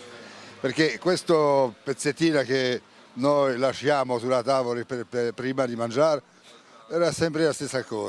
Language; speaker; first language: Italian; non-native, fluent; French